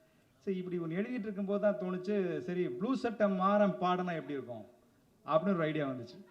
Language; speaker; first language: Tamil; native; Tamil